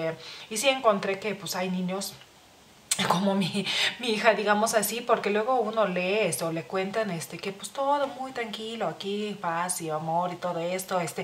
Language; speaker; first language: Spanish; non-native, fluent; Lithuanian